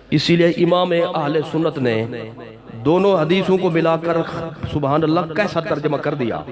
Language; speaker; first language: Urdu; non-native, local second language; Saraiki